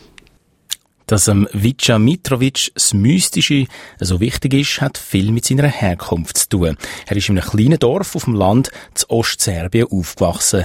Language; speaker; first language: German; native; German